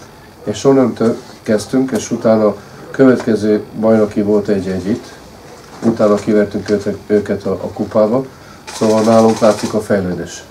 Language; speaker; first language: Hungarian; non-native, fluent; Serbian